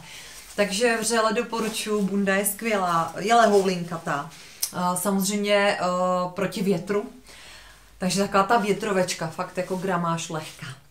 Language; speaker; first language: Czech; native; Czech